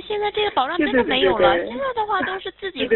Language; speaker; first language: Chinese; native; Chinese